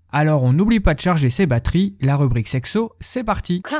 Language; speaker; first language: French; native; French